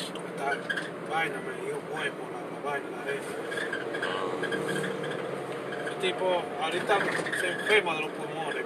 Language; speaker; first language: Spanish; native; Spanish